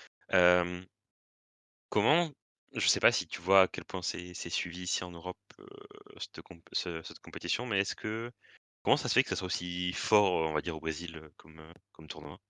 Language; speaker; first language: French; native; French